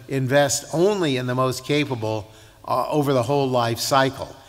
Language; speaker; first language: English; native; English